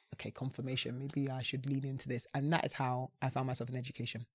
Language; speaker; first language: English; native; English